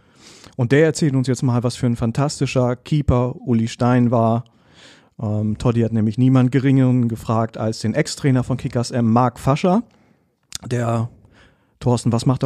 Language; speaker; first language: German; native; German